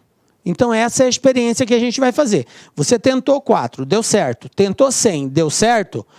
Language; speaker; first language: Portuguese; native; Portuguese